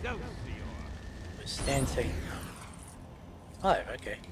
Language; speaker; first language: English; native; English